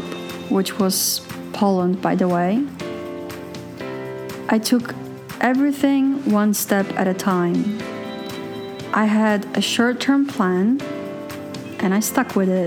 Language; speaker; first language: English; native; English